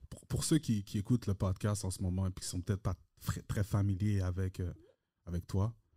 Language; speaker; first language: French; early bilingual, heritage; French